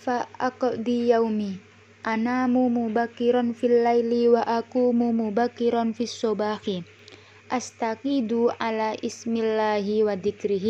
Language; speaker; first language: Arabic; non-native, learner; Indonesian